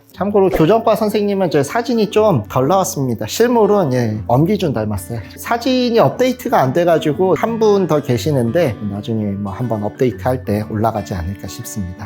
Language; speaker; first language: Korean; native; Korean